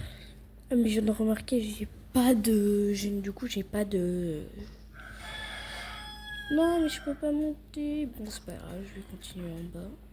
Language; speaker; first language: French; native; French